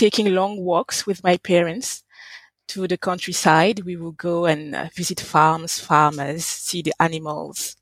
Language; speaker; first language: English; non-native, fluent; French